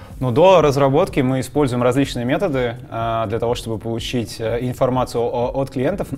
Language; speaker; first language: Russian; native; Russian